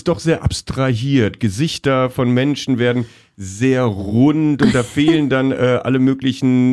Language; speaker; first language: German; native; German